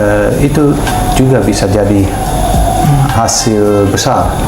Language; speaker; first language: Indonesian; non-native, fluent; Dutch